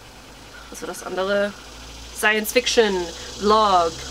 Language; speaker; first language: German; early bilingual, heritage; English